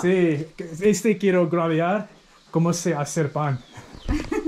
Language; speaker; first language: Spanish; non-native, learner; English